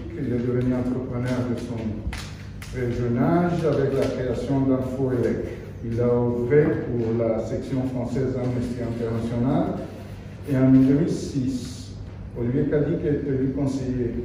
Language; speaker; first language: French; non-native, fluent; Portuguese